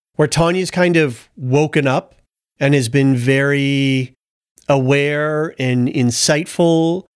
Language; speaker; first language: English; early bilingual, other home language; Italian